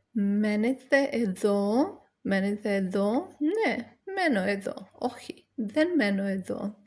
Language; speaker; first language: Greek; non-native, learner; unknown